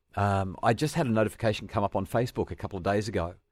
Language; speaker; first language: English; native; English